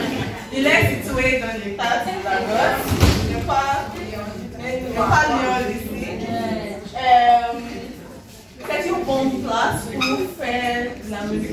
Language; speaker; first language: French; non-native, learner; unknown